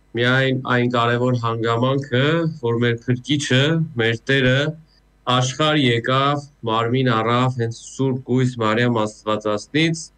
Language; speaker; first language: Armenian; native; Armenian